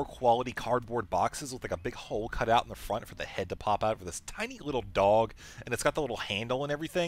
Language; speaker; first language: English; native; English